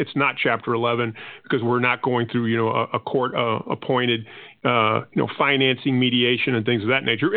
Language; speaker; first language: English; non-native, fluent; Spanish